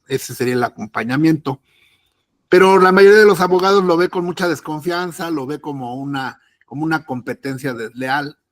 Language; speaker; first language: Spanish; native; Spanish